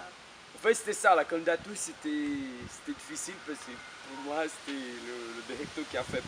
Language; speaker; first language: French; non-native, fluent; Portuguese